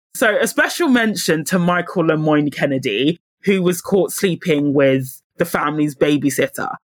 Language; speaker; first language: English; native; English